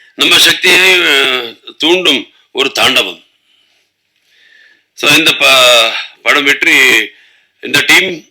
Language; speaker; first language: Tamil; non-native, local second language; Telugu